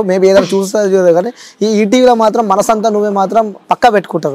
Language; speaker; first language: Telugu; native; Telugu